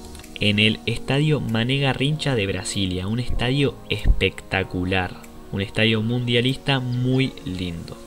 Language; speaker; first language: Spanish; native; Spanish